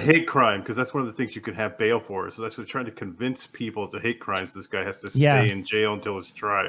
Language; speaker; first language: English; native; English